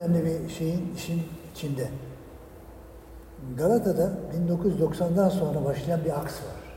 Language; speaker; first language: Turkish; native; Turkish